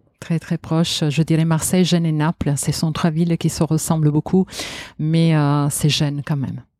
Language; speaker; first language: French; non-native, fluent; Italian